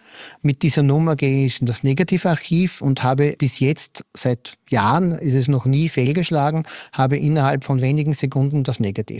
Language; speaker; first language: German; native; German